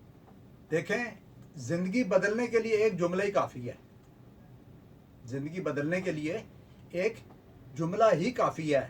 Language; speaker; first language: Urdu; non-native, local second language; Punjabi